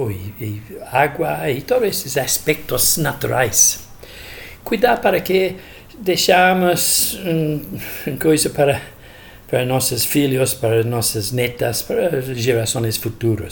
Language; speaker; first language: Portuguese; non-native, fluent; English